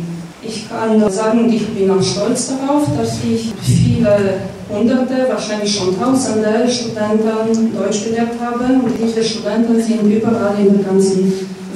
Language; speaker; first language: German; non-native, local second language; Romanian